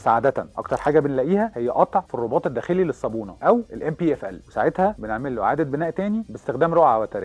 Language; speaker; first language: Arabic; native; Arabic